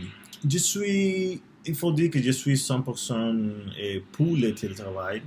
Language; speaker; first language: French; non-native, learner; Spanish